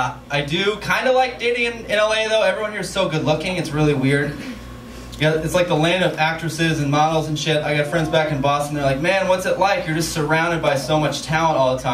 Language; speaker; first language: English; native; English